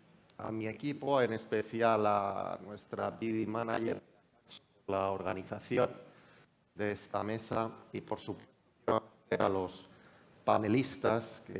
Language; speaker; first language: Spanish; native; Spanish